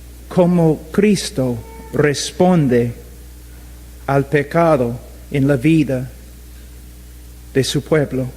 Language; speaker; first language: Spanish; non-native, fluent; English